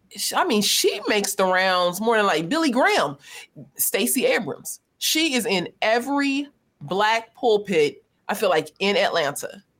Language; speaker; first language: English; native; English